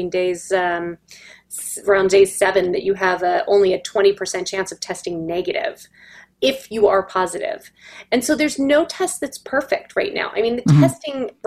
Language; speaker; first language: English; native; English